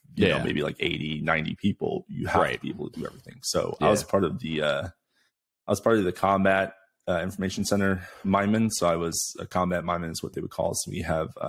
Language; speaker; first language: English; native; English